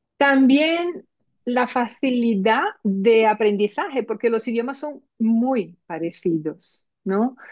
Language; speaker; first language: Spanish; early bilingual, heritage; Spanish